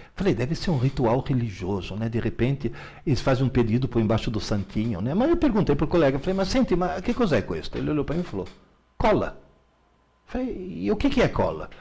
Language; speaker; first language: Portuguese; early bilingual, other home language; Italian